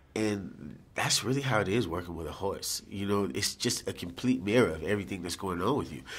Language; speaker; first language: English; native; English